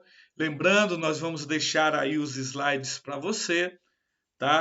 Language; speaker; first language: Portuguese; native; Portuguese